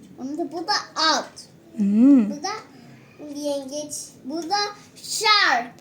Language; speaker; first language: Turkish; early bilingual, heritage; Turkish